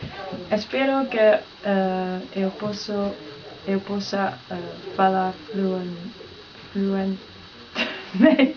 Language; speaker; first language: Portuguese; non-native, learner; Dutch